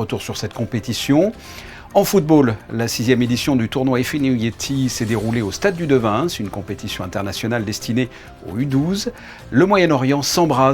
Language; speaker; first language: French; native; French